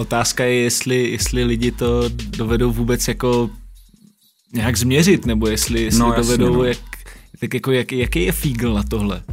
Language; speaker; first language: Czech; native; Czech